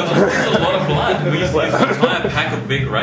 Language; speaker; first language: English; native; English